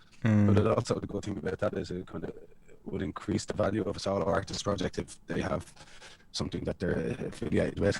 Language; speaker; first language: English; native; English